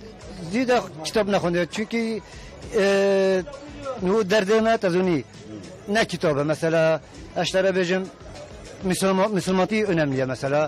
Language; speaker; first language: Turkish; non-native, local second language; Kurdish